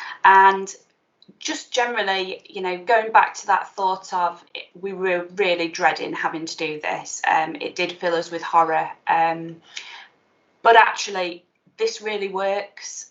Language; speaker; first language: English; native; English